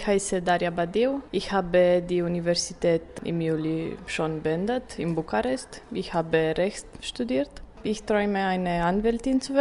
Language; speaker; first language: German; non-native, learner; Romanian